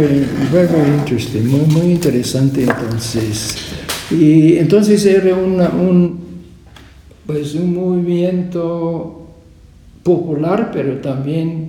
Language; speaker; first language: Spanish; non-native, fluent; English